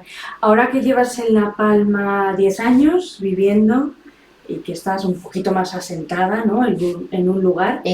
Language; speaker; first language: Spanish; native; Spanish